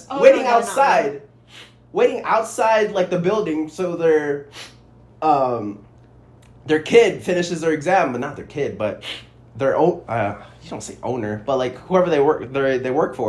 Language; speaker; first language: English; non-native, local second language; Filipino